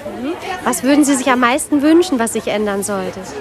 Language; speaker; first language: German; native; German